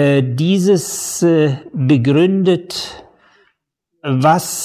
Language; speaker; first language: German; native; German